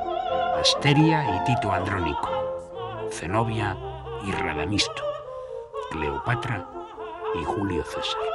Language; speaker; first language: Spanish; native; Spanish